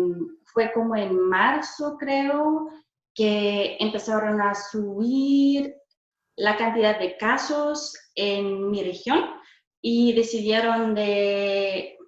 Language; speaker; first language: Spanish; non-native, fluent; German